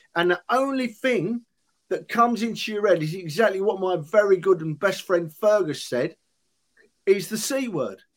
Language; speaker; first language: English; native; English